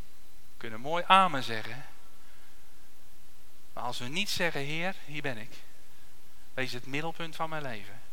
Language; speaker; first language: Dutch; native; Dutch